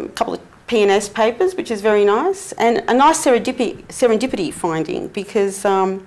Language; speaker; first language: English; native; English